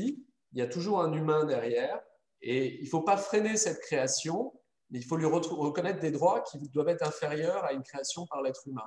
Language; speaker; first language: French; native; French